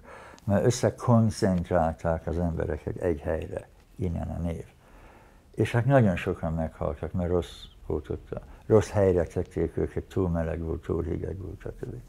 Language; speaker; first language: Hungarian; early bilingual, heritage; Hungarian